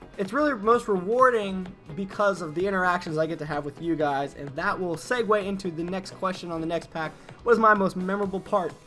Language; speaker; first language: English; native; English